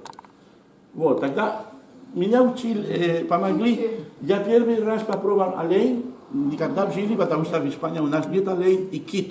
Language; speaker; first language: Russian; non-native, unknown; Spanish